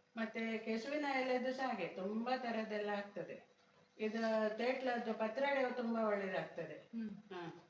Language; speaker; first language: Kannada; non-native, local second language; Konkani